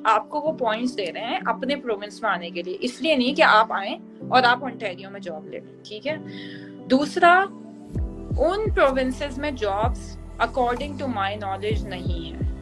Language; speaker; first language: Urdu; native; Urdu